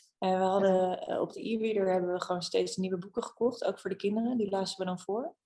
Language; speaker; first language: Dutch; native; Dutch